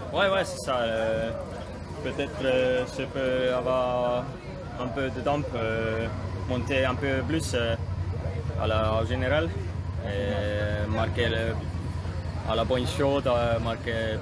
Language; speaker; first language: French; non-native, learner; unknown